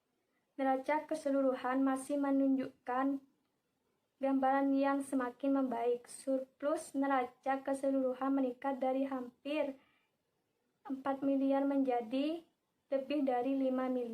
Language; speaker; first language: Indonesian; native; Indonesian